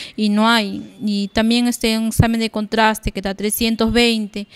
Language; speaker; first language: Spanish; native; Spanish